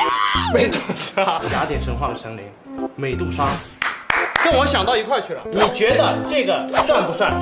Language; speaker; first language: Chinese; native; Chinese